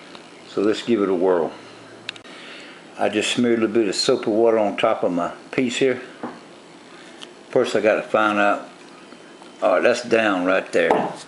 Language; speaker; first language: English; native; English